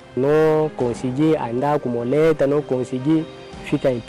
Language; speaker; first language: Portuguese; non-native, learner; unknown